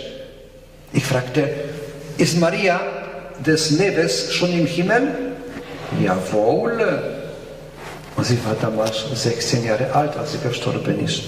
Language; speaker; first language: German; non-native, fluent; Polish